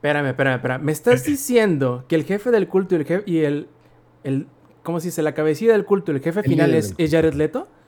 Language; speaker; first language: Spanish; native; Spanish